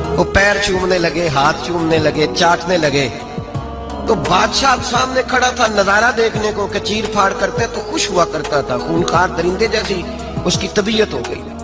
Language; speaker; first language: Urdu; non-native, local second language; Punjabi